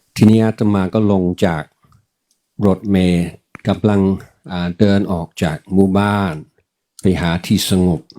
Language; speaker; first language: Thai; non-native, fluent; English